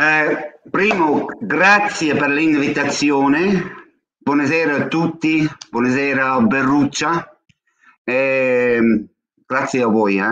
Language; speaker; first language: Italian; non-native, learner; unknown